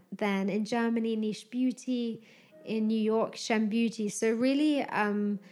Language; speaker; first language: English; native; English